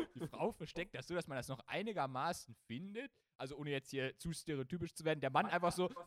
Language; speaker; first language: German; early bilingual, other home language; Polish